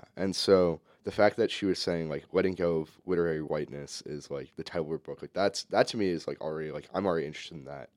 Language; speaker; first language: English; native; English